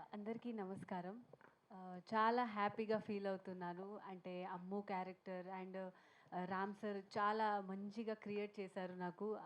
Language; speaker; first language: Telugu; non-native, learner; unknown